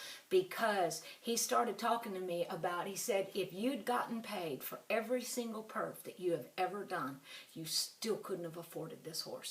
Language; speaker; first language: English; native; English